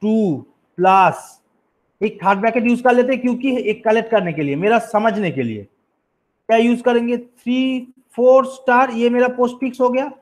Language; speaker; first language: Hindi; non-native, local second language; Bangla